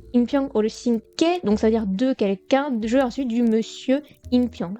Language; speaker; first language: French; native; French